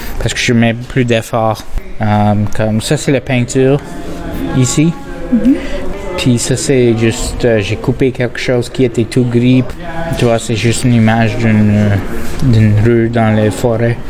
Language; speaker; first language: French; non-native, local second language; English